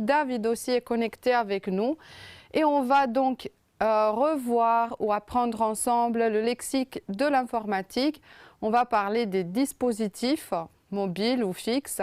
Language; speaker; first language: French; non-native, fluent; Romanian